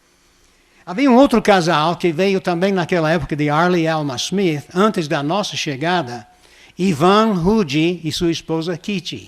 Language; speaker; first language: Portuguese; non-native, fluent; English